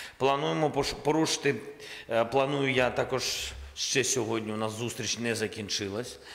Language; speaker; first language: Ukrainian; non-native, local second language; Russian